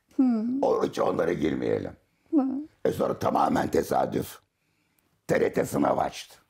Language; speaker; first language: Turkish; native; Turkish